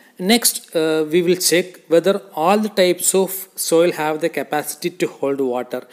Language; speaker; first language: English; non-native, local second language; Malayalam